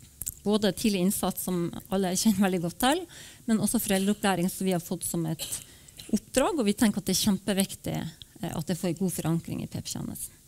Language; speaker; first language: Norwegian; native; Norwegian